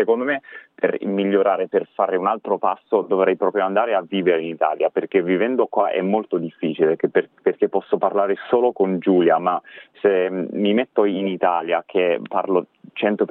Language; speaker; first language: Italian; non-native, fluent; English